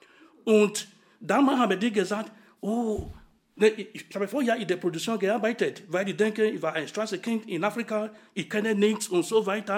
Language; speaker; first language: German; non-native, fluent; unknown